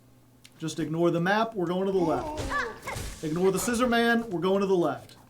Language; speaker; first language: English; native; English